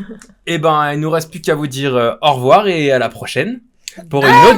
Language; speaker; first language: French; native; French